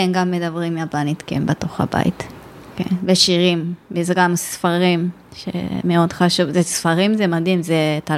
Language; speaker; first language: Hebrew; non-native, learner; Japanese